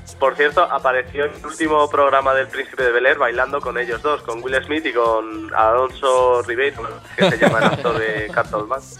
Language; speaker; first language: Spanish; native; Spanish